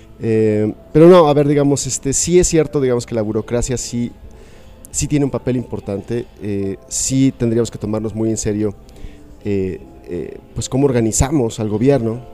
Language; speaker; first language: Spanish; native; Spanish